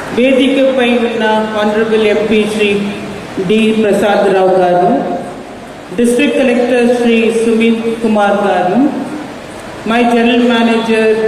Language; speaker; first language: Telugu; non-native, learner; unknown